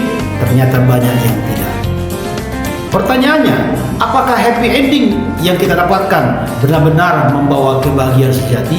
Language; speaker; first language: Indonesian; native; Indonesian